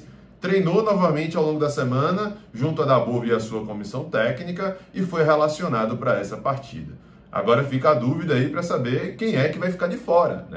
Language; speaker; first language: Portuguese; native; Portuguese